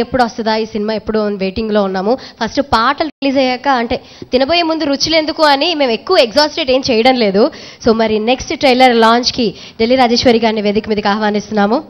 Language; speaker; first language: Telugu; native; Telugu